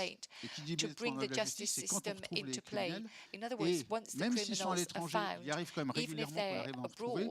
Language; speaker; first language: French; native; French